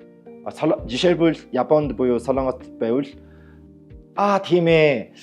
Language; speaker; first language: Mongolian; non-native, learner; Korean